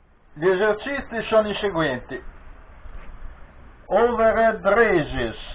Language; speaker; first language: Italian; native; Italian